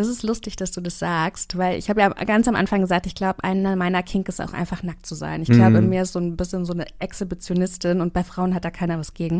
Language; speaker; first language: German; native; German